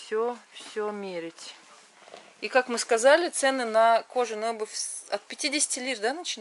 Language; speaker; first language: Russian; native; Russian